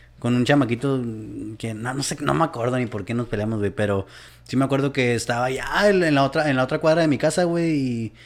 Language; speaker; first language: Spanish; native; Spanish